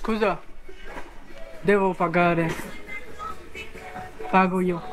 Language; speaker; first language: Italian; non-native, learner; Bangla